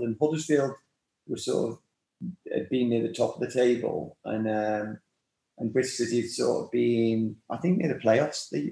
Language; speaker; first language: English; native; English